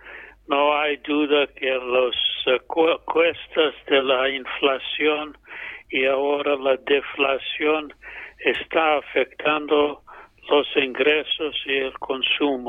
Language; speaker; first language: Spanish; non-native, fluent; English